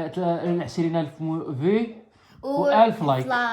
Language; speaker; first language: Arabic; native; Arabic